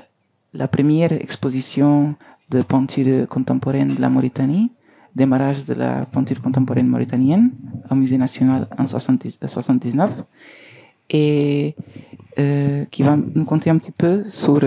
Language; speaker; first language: French; non-native, learner; Spanish